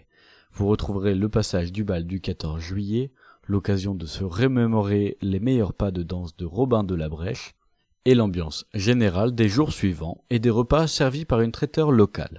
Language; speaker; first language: French; native; French